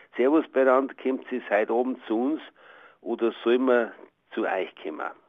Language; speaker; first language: German; native; German